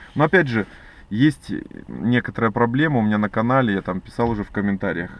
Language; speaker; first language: Russian; native; Russian